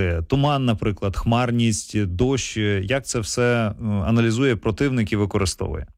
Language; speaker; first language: Ukrainian; native; Ukrainian